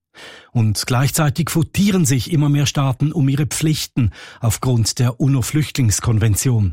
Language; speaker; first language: German; native; German